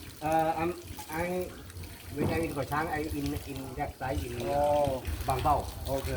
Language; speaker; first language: English; non-native, learner; Thai